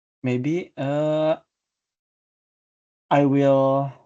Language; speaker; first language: English; non-native, learner; Indonesian